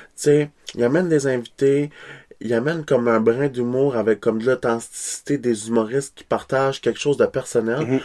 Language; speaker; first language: French; native; French